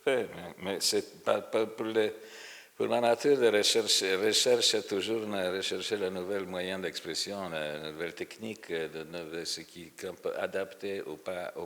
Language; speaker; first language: French; non-native, fluent; Polish